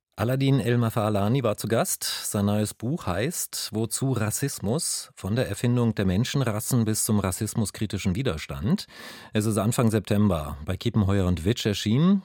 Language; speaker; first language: German; native; German